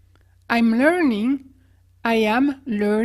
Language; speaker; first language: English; non-native, fluent; French